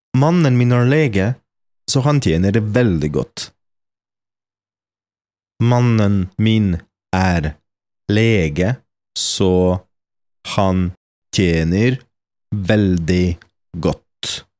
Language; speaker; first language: Norwegian; non-native, fluent; Polish